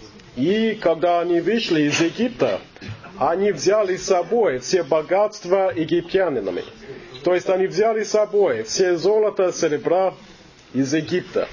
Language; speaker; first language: Russian; non-native, fluent; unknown